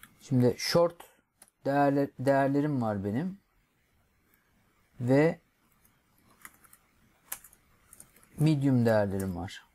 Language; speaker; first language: Turkish; native; Turkish